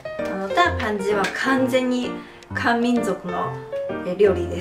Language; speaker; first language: Japanese; non-native, fluent; Chinese